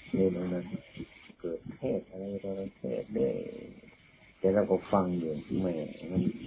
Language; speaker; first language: Thai; native; Thai